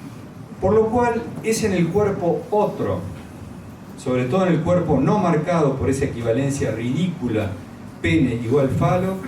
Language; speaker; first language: Spanish; native; Spanish